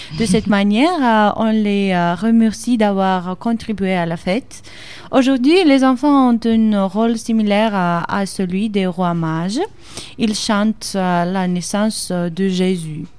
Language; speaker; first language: French; non-native, learner; Georgian